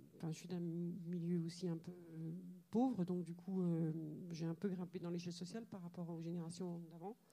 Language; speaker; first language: French; native; French